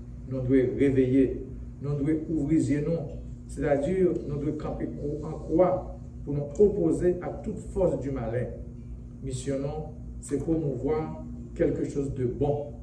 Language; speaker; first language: French; non-native, local second language; Haitian Creole